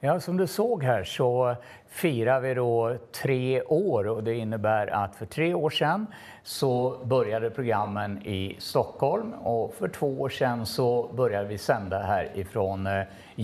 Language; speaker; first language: Swedish; native; Swedish